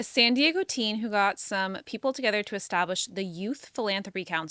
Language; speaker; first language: English; native; English